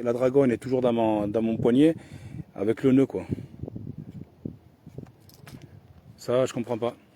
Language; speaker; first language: French; native; French